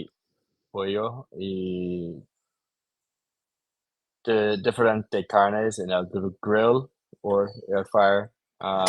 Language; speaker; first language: Spanish; non-native, learner; English